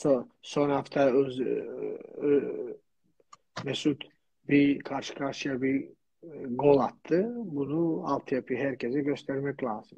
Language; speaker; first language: Turkish; non-native, fluent; Georgian